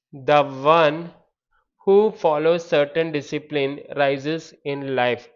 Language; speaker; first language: English; non-native, local second language; Telugu